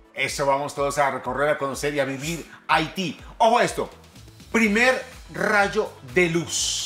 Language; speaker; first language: Spanish; native; Spanish